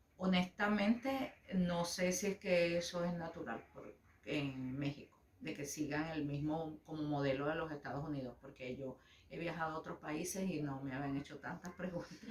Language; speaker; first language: Spanish; native; Spanish